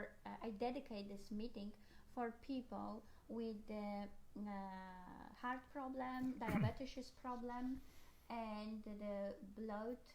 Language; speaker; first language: English; non-native, learner; Polish